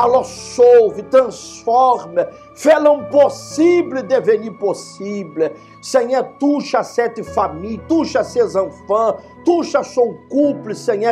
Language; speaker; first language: French; non-native, fluent; Portuguese